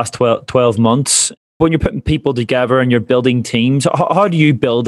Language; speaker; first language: English; native; English